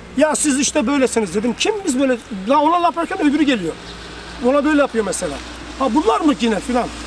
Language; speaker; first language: Turkish; early bilingual, heritage; Turkish